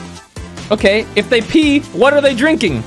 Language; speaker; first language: English; native; English